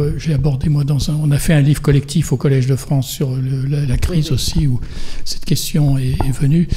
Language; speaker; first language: French; native; French